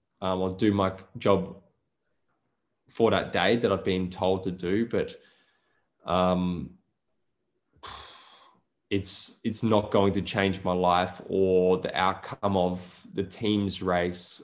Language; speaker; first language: English; native; English